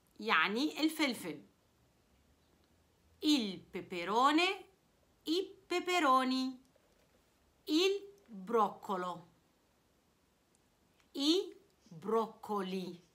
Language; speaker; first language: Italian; non-native, fluent; Arabic